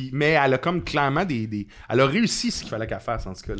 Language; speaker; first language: French; native; French